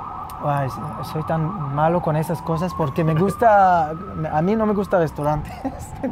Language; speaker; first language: Spanish; non-native, fluent; Hebrew